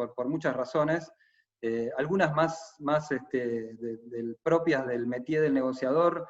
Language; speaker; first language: Spanish; native; Spanish